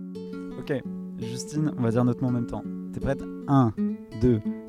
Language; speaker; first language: French; native; French